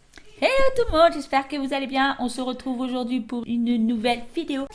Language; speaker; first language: French; native; French